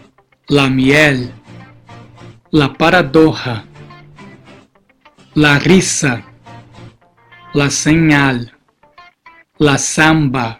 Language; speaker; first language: Spanish; non-native, fluent; Portuguese